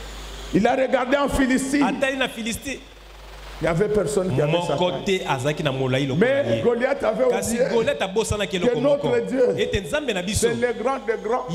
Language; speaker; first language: French; non-native, local second language; Lingala